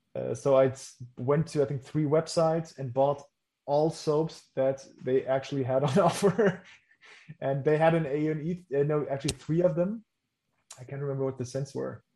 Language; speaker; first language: English; non-native, fluent; German